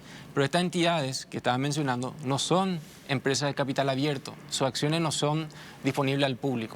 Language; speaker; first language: Spanish; native; Spanish